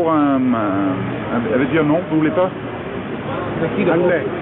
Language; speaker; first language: French; non-native, fluent; English